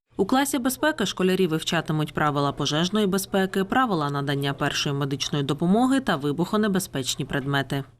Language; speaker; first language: Ukrainian; native; Ukrainian